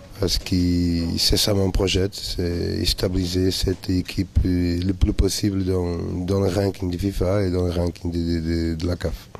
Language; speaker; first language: French; non-native, learner; Portuguese